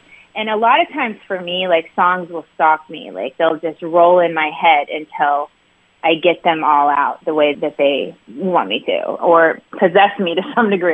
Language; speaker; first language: English; native; English